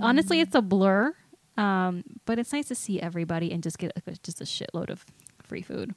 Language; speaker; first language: English; early bilingual, other home language; Spanish